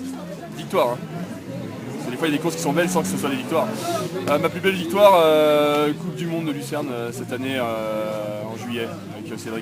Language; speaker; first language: French; native; French